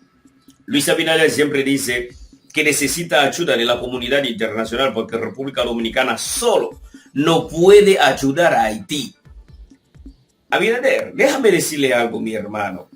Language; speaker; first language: Spanish; non-native, fluent; Haitian Creole